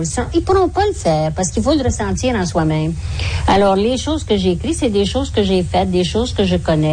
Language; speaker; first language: French; native; French